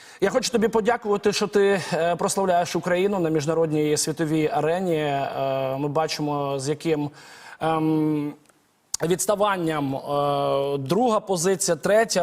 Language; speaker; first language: Ukrainian; native; Ukrainian